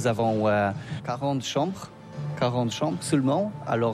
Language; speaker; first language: French; non-native, learner; Polish